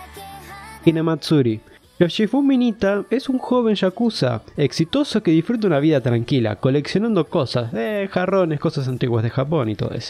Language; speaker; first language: Spanish; native; Spanish